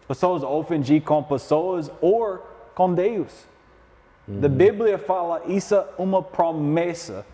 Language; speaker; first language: Portuguese; non-native, learner; English